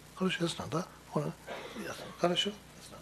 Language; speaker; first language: Russian; non-native, learner; Tibetan